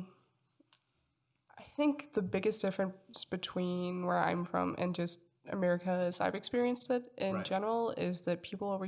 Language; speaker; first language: English; non-native, fluent; Danish